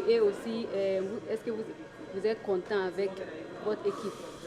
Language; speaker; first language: French; non-native, learner; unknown